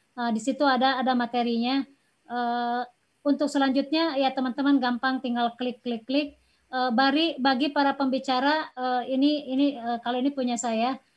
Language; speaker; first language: Indonesian; native; Indonesian